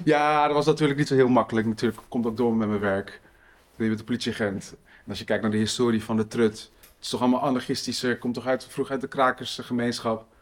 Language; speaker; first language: Dutch; early bilingual, other home language; Riffian